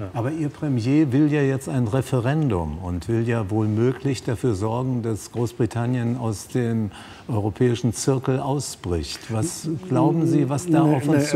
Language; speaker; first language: German; native; German